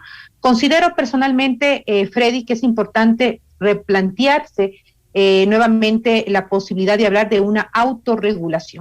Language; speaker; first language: Spanish; native; Spanish